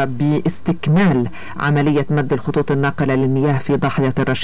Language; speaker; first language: Arabic; native; Arabic